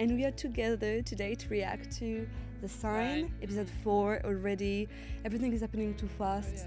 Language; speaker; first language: English; non-native, fluent; French